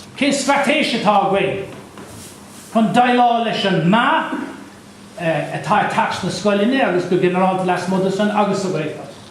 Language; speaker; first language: Irish; native; Irish